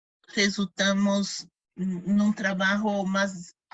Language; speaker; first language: Spanish; non-native, fluent; Portuguese